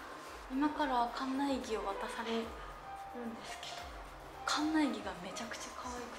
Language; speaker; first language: Japanese; native; Japanese